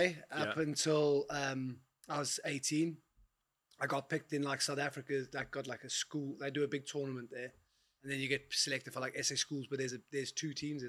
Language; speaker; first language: English; native; English